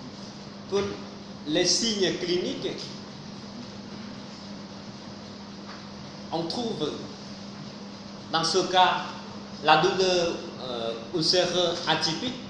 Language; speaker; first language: French; non-native, fluent; Vietnamese